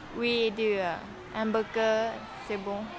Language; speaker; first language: French; non-native, learner; Lao